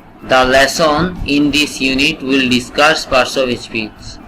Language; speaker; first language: English; non-native, local second language; Bangla